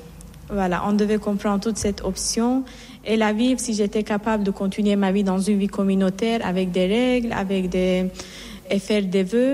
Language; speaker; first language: French; non-native, fluent; Assyrian Neo-Aramaic